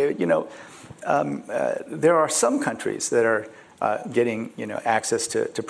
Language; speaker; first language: English; early bilingual, other home language; Korean